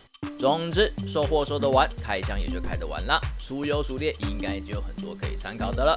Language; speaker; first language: Chinese; native; Chinese